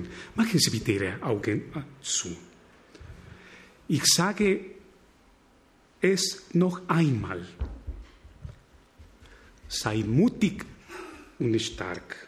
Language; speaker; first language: German; non-native, fluent; Spanish